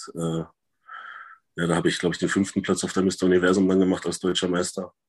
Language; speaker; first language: German; native; German